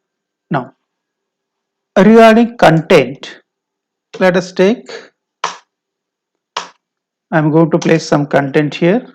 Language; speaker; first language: English; non-native, local second language; Kannada